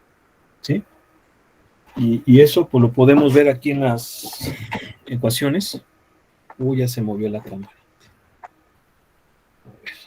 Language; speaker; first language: Spanish; native; Spanish